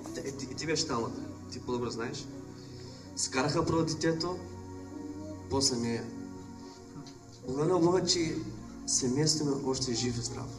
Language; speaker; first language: Bulgarian; non-native, local second language; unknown